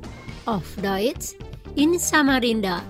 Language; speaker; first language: German; non-native, fluent; Indonesian